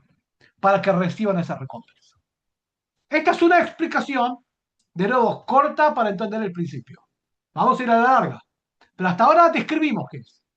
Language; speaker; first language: Spanish; native; Spanish